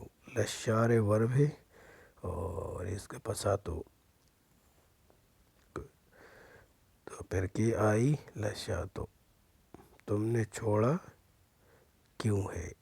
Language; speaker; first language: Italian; non-native, learner; Urdu